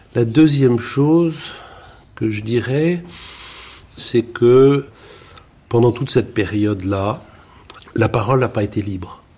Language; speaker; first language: French; native; French